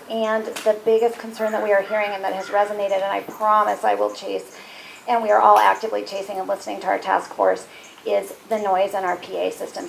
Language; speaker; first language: English; native; English